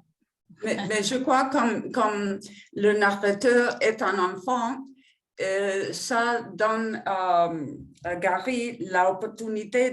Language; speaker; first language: French; non-native, fluent; Spanish